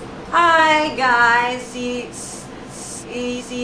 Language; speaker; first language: English; non-native, learner; Indonesian